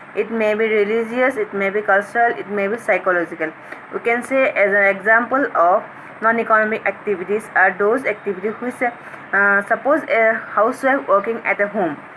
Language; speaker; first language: English; non-native, local second language; Assamese